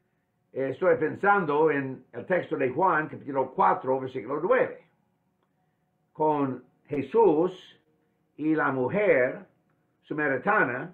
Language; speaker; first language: Spanish; non-native, fluent; English